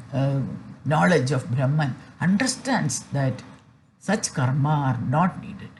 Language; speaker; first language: English; non-native, fluent; Malayalam